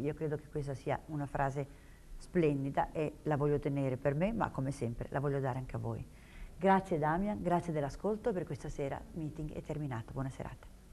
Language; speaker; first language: Italian; native; Italian